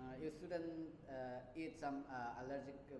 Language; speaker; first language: English; non-native, learner; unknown